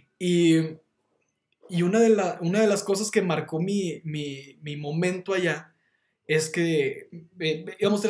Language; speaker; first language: Spanish; native; Spanish